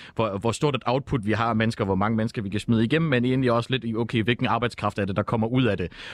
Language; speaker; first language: Danish; native; Danish